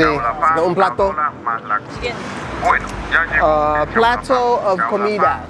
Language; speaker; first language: Spanish; non-native, learner; English